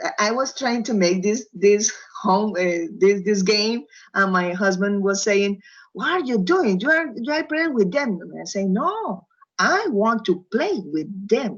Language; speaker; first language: English; non-native, fluent; Spanish